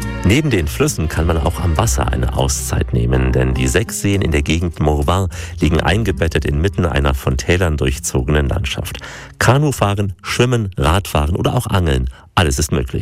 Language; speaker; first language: German; native; German